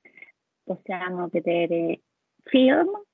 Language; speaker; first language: Italian; non-native, learner; Spanish